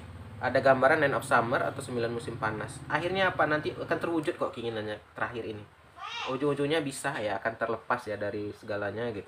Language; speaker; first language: Indonesian; native; Indonesian